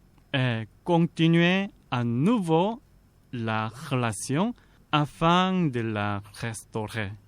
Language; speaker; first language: French; non-native, fluent; Korean